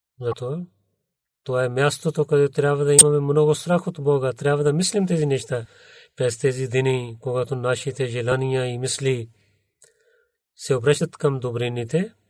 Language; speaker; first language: Bulgarian; non-native, learner; Urdu